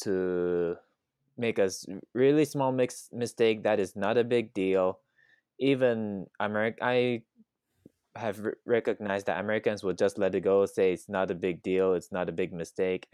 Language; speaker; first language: English; non-native, fluent; Thai